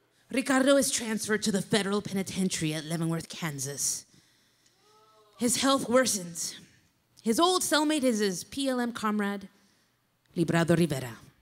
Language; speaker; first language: English; native; English